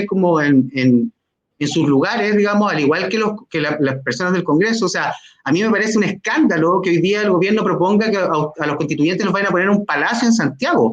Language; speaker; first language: Spanish; native; Spanish